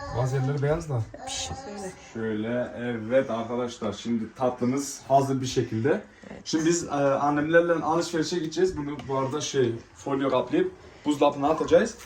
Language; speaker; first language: Turkish; early bilingual, heritage; Turkish